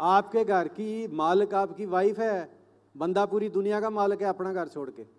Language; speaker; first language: Hindi; native; Hindi